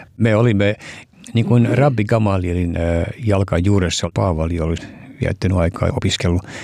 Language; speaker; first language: Finnish; early bilingual, heritage; Finnish